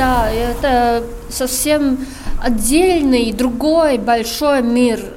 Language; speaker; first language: Russian; non-native, local second language; Latvian